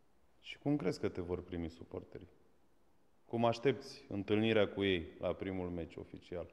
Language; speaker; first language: Romanian; native; Romanian